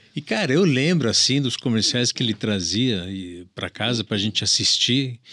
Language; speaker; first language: Portuguese; early bilingual, other home language; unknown